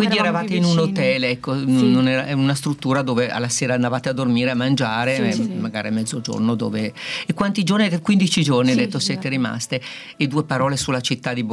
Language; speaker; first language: Italian; native; Italian